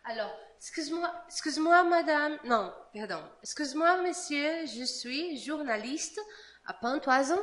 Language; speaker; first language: French; non-native, fluent; Portuguese